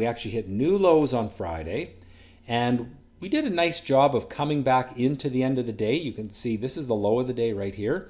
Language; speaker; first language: English; native; English